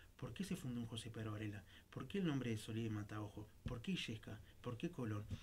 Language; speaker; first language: Spanish; native; Spanish